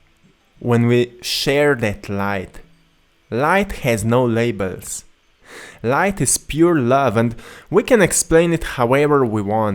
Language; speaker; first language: English; non-native, fluent; Slovenian